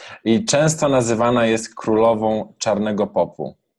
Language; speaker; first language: Polish; native; Polish